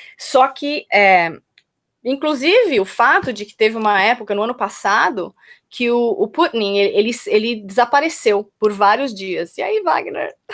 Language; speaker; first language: Portuguese; native; Portuguese